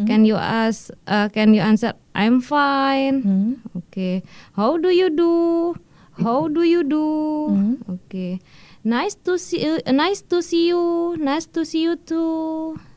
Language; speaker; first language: English; non-native, learner; Indonesian